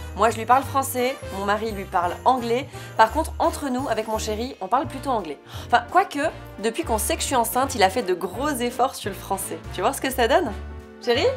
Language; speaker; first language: French; native; French